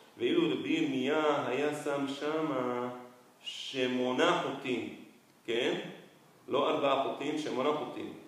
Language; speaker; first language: Hebrew; non-native, fluent; Spanish